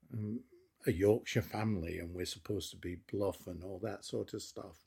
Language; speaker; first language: English; native; English